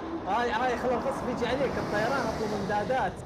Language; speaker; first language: Arabic; native; Arabic